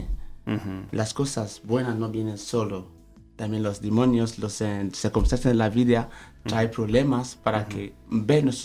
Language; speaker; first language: Spanish; non-native, fluent; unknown